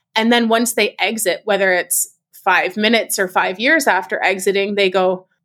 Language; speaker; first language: English; native; English